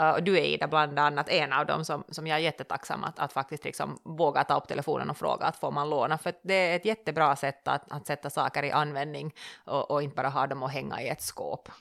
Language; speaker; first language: Swedish; native; Swedish